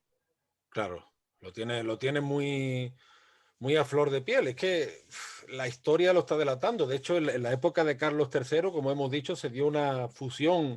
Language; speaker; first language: Spanish; native; Spanish